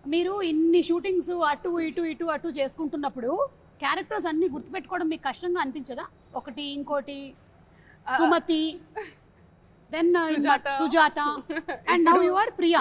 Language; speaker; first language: Telugu; native; Telugu